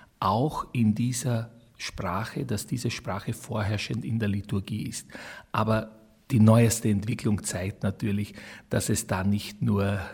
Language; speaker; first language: German; non-native, local second language; Croatian